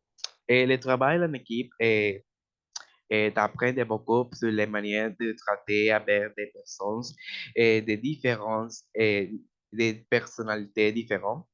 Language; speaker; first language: French; non-native, learner; Spanish